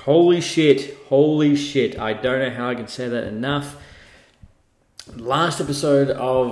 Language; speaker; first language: English; native; English